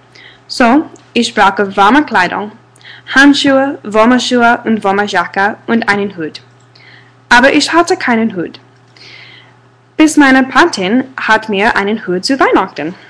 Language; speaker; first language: German; non-native, learner; English